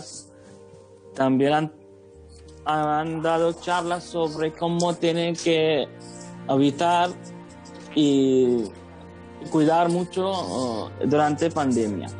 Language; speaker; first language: Spanish; non-native, fluent; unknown